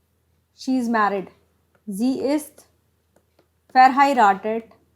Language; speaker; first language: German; non-native, fluent; Hindi